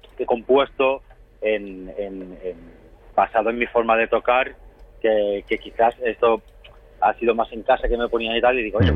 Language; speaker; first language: Spanish; native; Spanish